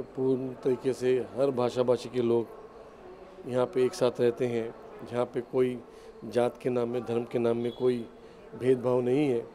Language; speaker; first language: Hindi; native; Hindi